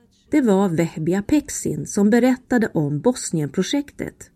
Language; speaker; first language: Swedish; native; Swedish